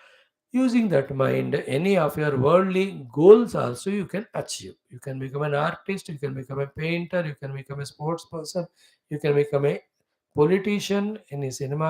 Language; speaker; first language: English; non-native, local second language; Hindi